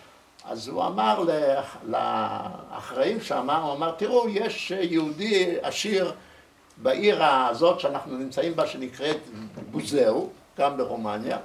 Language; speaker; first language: Hebrew; early bilingual, other home language; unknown